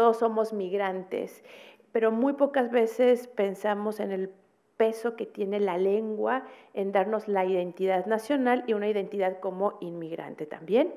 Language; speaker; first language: Spanish; native; Spanish